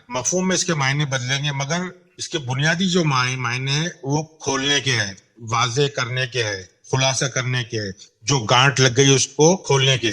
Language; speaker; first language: Urdu; non-native, local second language; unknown